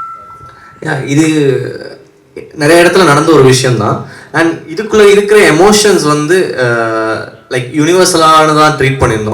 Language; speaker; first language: Tamil; native; Tamil